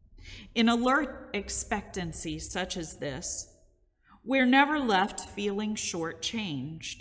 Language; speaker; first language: English; native; English